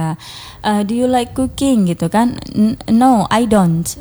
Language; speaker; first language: English; non-native, learner; Indonesian